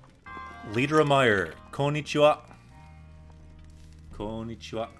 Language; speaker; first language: Japanese; non-native, fluent; English